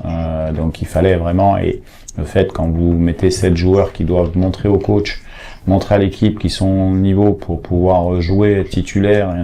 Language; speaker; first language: French; native; French